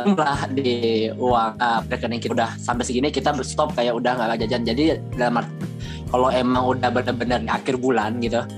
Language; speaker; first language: Indonesian; native; Indonesian